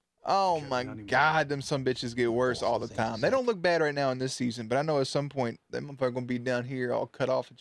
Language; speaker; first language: English; native; English